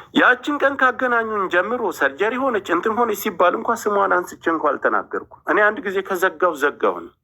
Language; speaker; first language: Amharic; native; Amharic